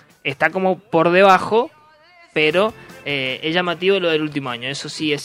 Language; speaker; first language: Spanish; native; Spanish